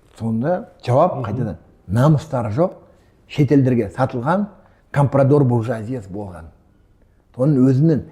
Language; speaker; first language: Kazakh; non-native, local second language; Russian